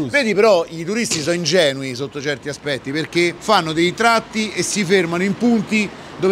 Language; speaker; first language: Italian; native; Italian